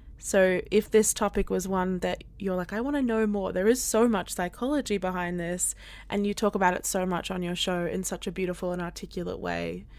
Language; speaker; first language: English; native; English